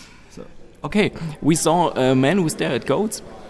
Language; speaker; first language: English; non-native, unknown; German